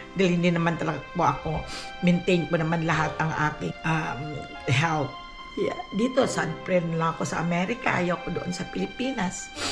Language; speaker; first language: Filipino; non-native, local second language; Cebuano